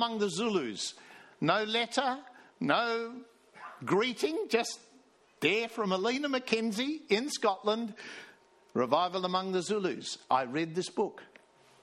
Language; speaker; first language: English; native; English